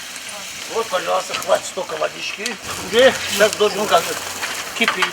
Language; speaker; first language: Russian; non-native, local second language; Tajik